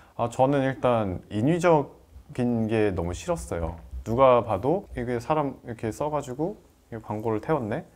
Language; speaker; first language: Korean; native; Korean